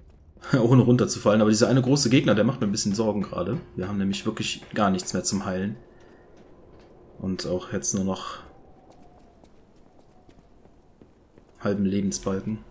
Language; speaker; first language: German; native; German